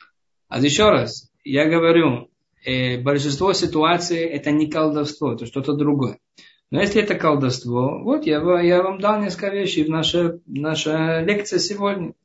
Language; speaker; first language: Russian; early bilingual, heritage; Hebrew